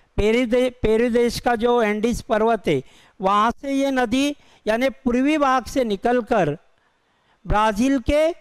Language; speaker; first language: Hindi; non-native, local second language; Urdu